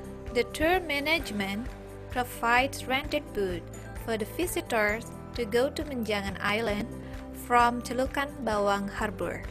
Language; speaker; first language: English; non-native, learner; Indonesian